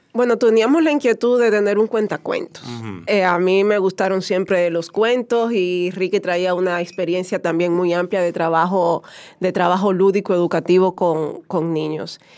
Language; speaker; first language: Spanish; native; Spanish